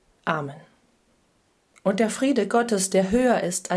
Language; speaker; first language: German; native; German